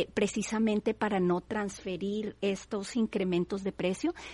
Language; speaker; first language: Spanish; native; Spanish